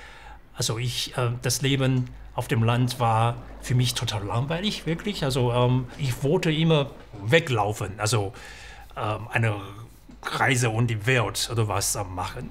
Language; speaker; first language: German; non-native, fluent; Chinese